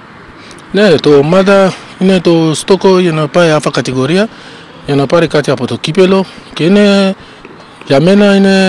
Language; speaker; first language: Greek; non-native, learner; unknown